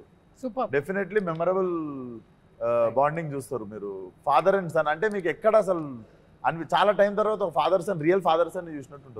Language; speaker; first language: Telugu; native; Telugu